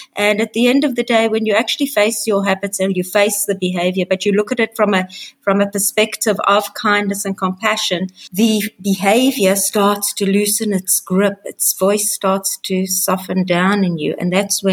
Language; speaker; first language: English; native; English